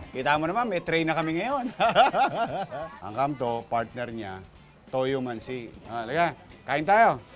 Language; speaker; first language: Filipino; native; Filipino